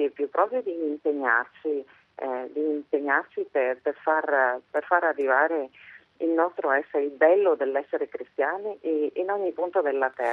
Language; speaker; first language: Italian; native; Italian